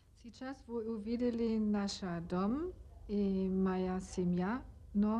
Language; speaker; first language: Russian; non-native, learner; German